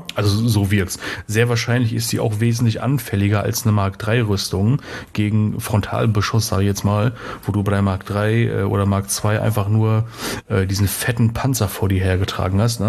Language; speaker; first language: German; native; German